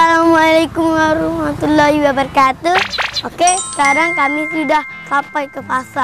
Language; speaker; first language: Indonesian; non-native, learner; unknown